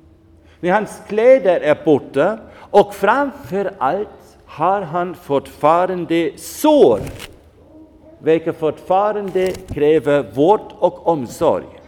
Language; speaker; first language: Swedish; non-native, fluent; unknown